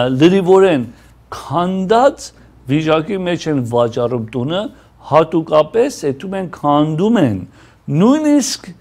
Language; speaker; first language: Armenian; early bilingual, heritage; Armenian